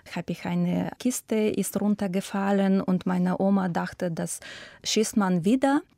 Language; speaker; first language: German; non-native, fluent; Ukrainian